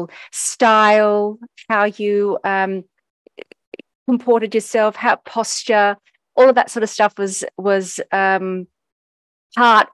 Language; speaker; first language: English; native; English